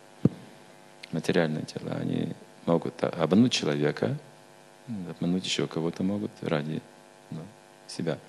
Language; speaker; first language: Russian; native; Russian